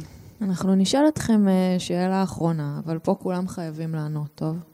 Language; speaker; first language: Hebrew; native; Hebrew